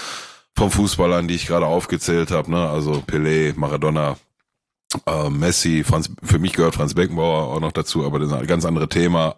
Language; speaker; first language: German; native; German